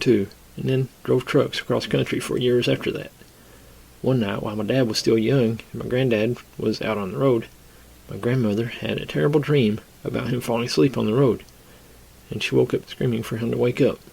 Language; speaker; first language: English; native; English